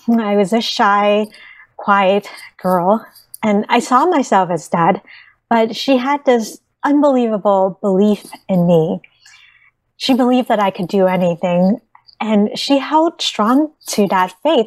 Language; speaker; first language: English; early bilingual, other home language; Vietnamese